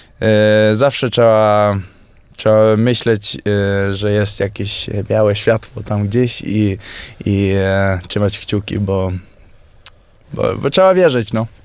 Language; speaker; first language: Polish; early bilingual, heritage; Polish